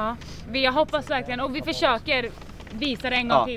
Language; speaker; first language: Swedish; native; Swedish